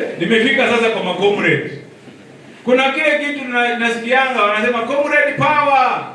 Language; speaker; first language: Swahili; non-native, local second language; Luyia